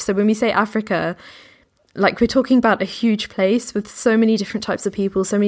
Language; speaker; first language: English; native; English